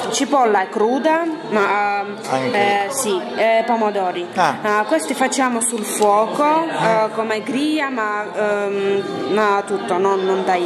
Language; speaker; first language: Italian; non-native, learner; Armenian